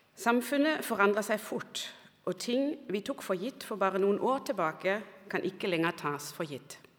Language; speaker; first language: Norwegian; non-native, fluent; German